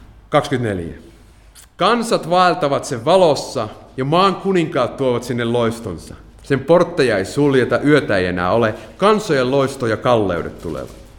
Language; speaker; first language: Finnish; non-native, fluent; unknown